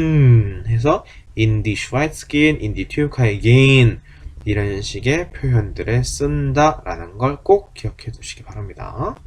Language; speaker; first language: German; non-native, fluent; Korean